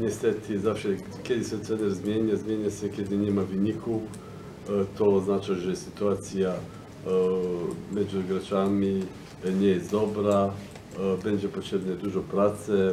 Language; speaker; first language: Polish; non-native, fluent; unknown